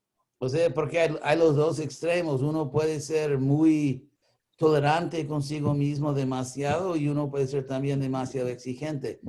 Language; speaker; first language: Spanish; non-native, fluent; English